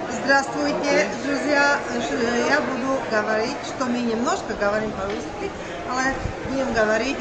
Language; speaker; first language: Russian; non-native, learner; Slovak